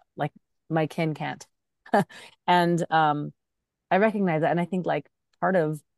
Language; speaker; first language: English; early bilingual, other home language; Urdu